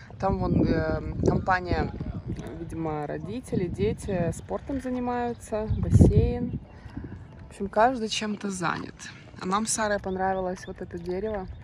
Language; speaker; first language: Russian; native; Russian